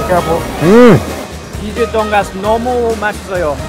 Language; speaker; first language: Korean; early bilingual, other home language; Lingala